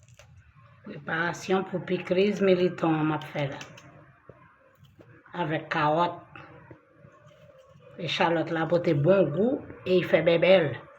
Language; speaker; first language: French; non-native, learner; Haitian Creole